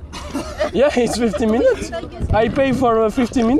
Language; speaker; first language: English; non-native, learner; French